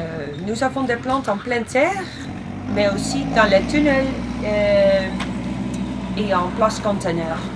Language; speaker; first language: French; non-native, fluent; Dutch